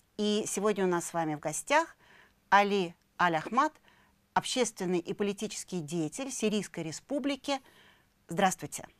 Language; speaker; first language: Russian; native; Russian